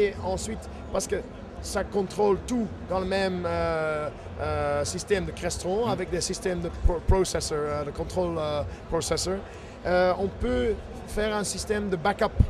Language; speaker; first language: French; non-native, fluent; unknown